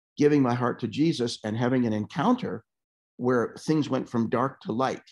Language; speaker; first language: English; native; English